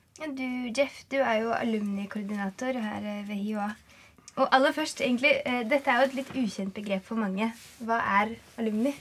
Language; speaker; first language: Norwegian; native; Norwegian